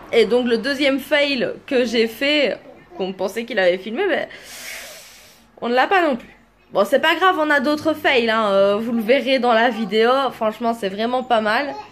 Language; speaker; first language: French; native; French